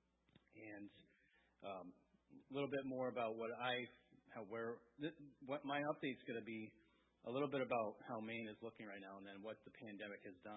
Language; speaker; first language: English; native; English